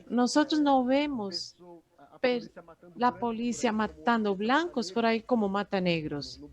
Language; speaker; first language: Spanish; non-native, fluent; Portuguese